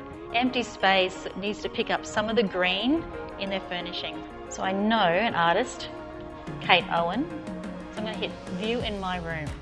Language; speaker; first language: English; native; English